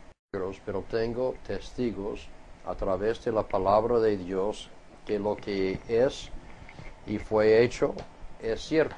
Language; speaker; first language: Spanish; non-native, fluent; English